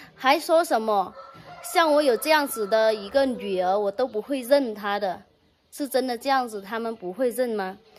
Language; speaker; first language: Chinese; non-native, fluent; Vietnamese